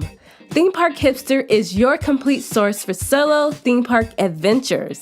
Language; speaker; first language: English; native; English